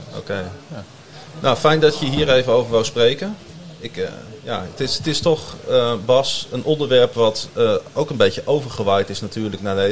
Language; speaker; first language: Dutch; native; Dutch